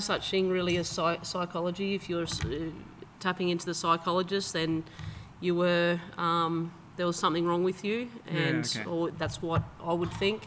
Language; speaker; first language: English; native; English